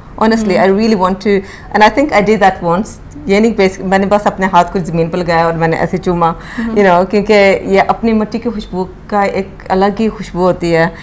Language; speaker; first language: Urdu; early bilingual, heritage; Urdu